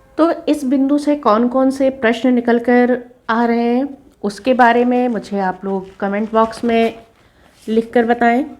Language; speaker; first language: Hindi; native; Hindi